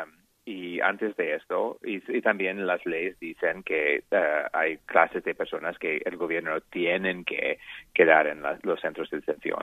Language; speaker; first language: Spanish; non-native, learner; English